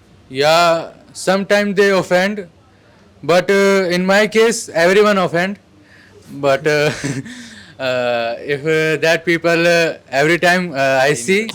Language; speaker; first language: English; non-native, learner; Hindi